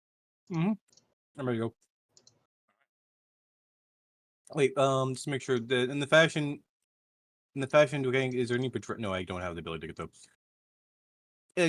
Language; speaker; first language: English; native; English